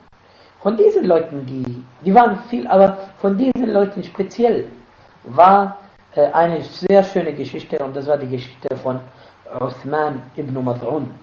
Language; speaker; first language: German; non-native, fluent; Arabic